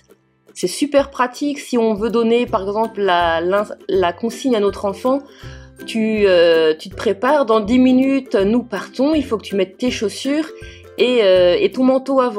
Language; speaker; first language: French; native; French